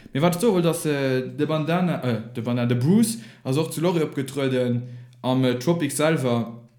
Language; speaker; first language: German; non-native, local second language; Luxembourgish